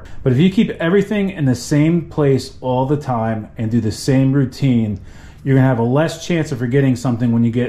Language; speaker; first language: English; native; English